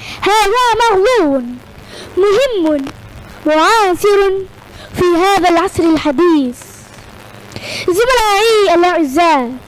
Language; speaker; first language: Arabic; non-native, learner; Malayalam